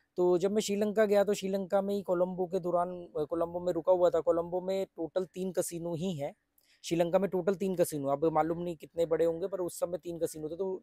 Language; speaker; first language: Hindi; native; Hindi